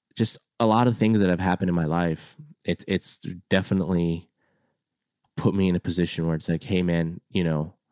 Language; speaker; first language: English; native; English